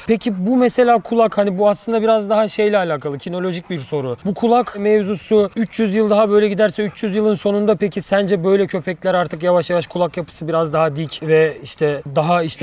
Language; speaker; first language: Turkish; native; Turkish